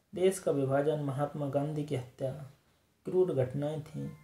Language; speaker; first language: Hindi; native; Hindi